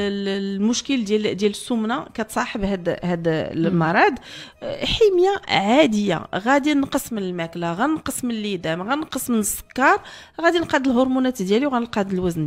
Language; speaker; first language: Arabic; native; Arabic